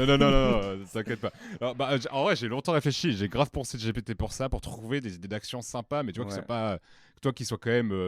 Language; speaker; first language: French; native; French